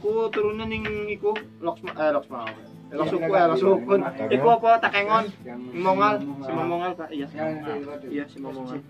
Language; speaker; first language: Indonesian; non-native, local second language; Javanese